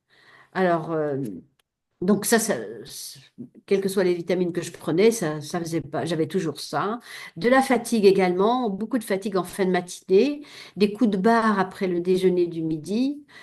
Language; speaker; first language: French; native; French